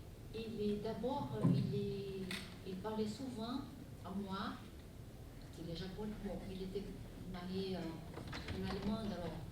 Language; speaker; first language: French; non-native, fluent; Portuguese